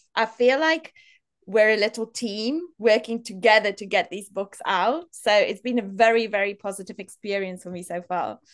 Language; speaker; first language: English; non-native, local second language; Afrikaans